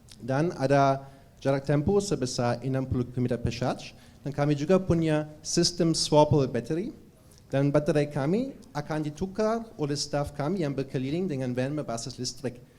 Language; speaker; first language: Indonesian; non-native, fluent; German